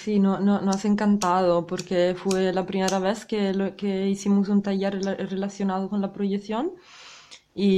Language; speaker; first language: Spanish; non-native, learner; Italian